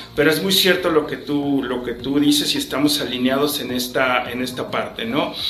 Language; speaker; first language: Spanish; native; Spanish